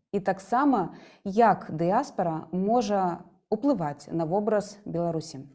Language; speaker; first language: Belarusian; native; Belarusian